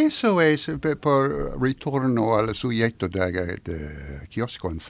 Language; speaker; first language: Spanish; non-native, learner; French